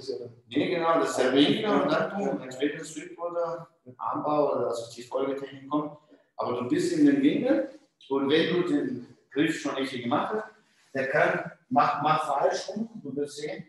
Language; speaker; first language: German; non-native, fluent; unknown